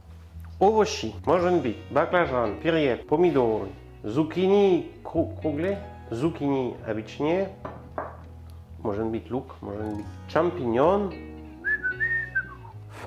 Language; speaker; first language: Russian; non-native, learner; French